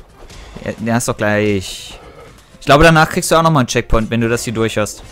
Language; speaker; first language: German; native; German